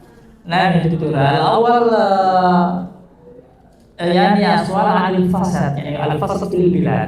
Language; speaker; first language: Arabic; non-native, learner; Indonesian